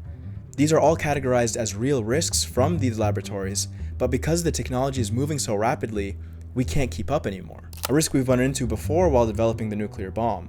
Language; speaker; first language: English; native; English